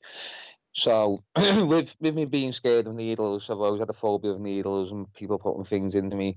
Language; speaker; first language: English; native; English